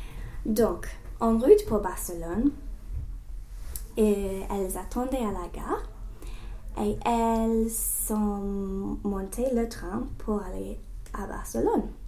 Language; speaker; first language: French; non-native, learner; English